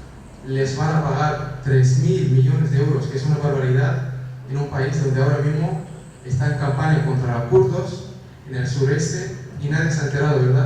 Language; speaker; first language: Spanish; non-native, fluent; Kurdish